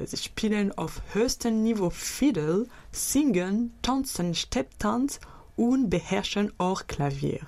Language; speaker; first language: German; native; German